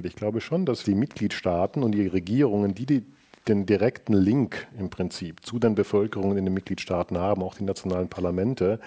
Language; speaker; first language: German; native; German